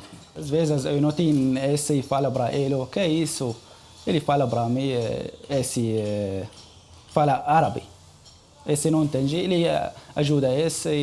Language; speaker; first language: Portuguese; non-native, learner; Arabic